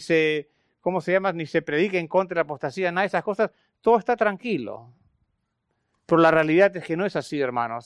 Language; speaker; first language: Spanish; native; Spanish